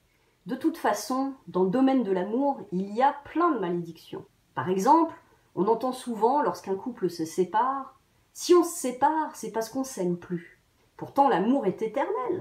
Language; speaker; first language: French; native; French